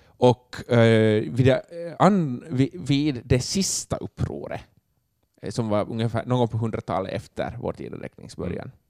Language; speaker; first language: Swedish; native; Swedish